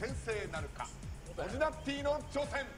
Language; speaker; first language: Japanese; native; Japanese